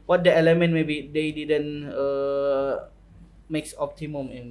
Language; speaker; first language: English; non-native, local second language; Indonesian